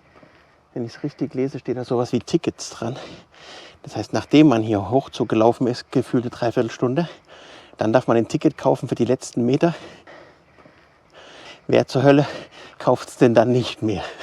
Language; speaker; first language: German; native; German